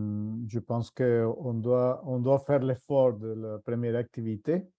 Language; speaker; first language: French; non-native, fluent; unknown